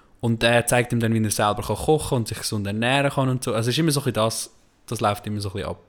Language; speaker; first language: German; native; German